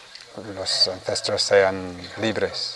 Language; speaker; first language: Spanish; non-native, fluent; Vietnamese